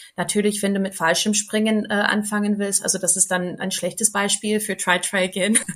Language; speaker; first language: German; non-native, fluent; English